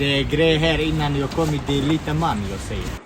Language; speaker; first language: Swedish; non-native, learner; Kurdish